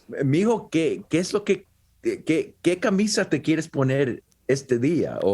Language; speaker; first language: Spanish; early bilingual, heritage; Spanish